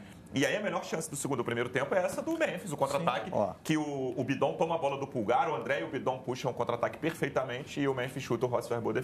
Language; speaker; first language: Portuguese; native; Portuguese